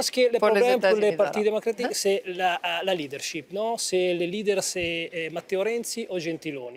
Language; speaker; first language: French; non-native, fluent; Italian